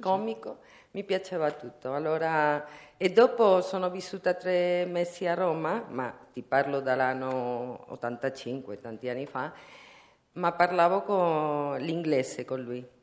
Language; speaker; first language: Italian; non-native, learner; Spanish